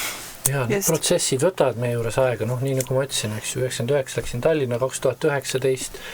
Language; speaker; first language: Estonian; native; Estonian